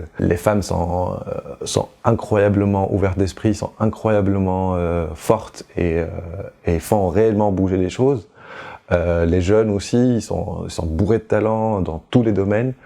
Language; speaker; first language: French; non-native, local second language; Arabic